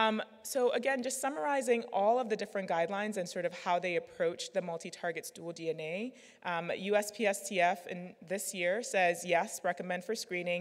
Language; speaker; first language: English; native; English